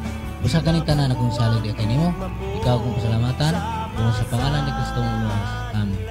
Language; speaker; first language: Cebuano; native; Cebuano